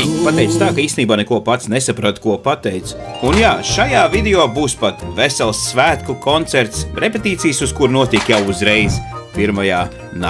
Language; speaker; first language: Latvian; native; Latvian